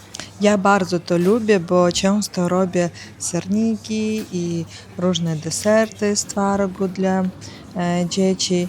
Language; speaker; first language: Polish; non-native, learner; Ukrainian